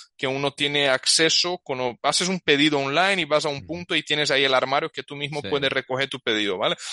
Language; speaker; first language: Spanish; non-native, fluent; Portuguese